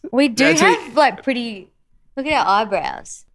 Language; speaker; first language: English; native; English